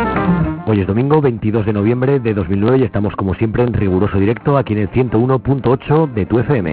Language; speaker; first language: Spanish; native; Spanish